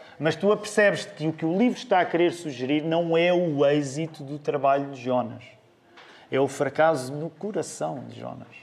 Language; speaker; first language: Portuguese; native; Portuguese